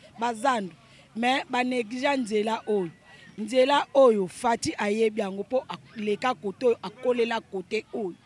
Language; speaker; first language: Lingala; native; Lingala